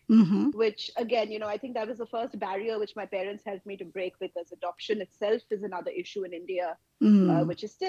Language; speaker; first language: English; non-native, local second language; Bangla